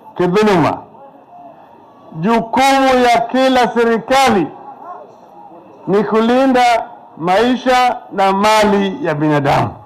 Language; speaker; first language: Swahili; non-native, local second language; Luo (Kenya and Tanzania)